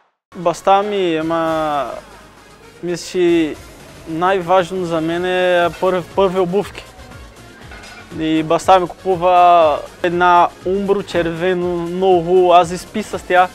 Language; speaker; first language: Bulgarian; non-native, learner; Portuguese